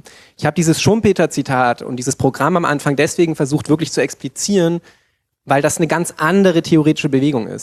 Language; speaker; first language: German; native; German